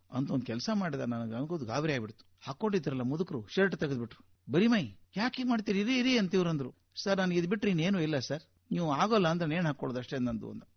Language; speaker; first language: Kannada; native; Kannada